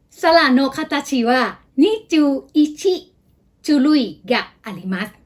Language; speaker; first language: Japanese; non-native, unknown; Thai